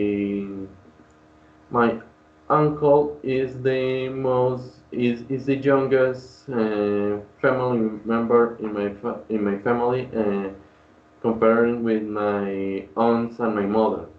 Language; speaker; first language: English; non-native, learner; Spanish